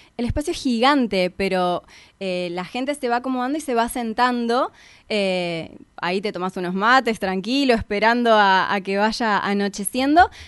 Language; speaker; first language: Spanish; native; Spanish